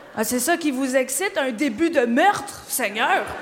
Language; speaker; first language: French; native; French